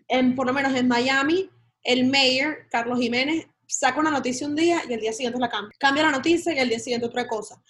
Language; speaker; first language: Spanish; native; Spanish